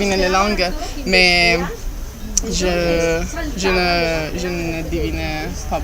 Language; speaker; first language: French; non-native, learner; Italian